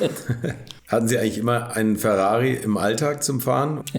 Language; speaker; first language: German; native; German